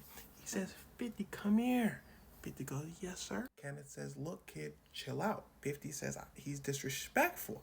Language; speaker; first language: English; native; English